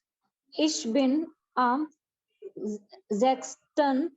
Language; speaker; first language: German; non-native, learner; Hindi